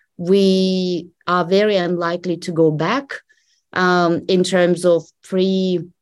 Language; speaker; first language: English; non-native, fluent; Russian